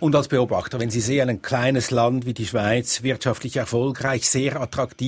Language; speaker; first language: German; native; German